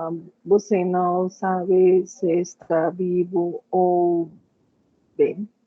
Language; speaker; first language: Portuguese; non-native, learner; Spanish